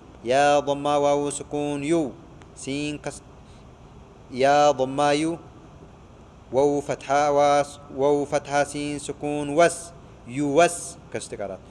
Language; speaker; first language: Arabic; non-native, fluent; Oromo